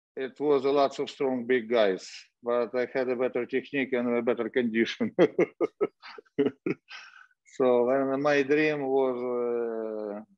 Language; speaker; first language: English; non-native, fluent; Russian